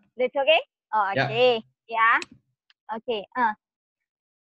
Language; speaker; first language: English; non-native, learner; Indonesian